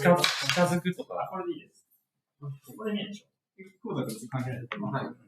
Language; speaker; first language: Japanese; native; Japanese